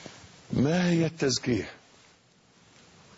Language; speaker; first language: Arabic; native; Arabic